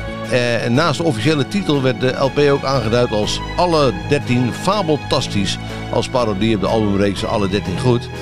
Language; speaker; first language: Dutch; native; Dutch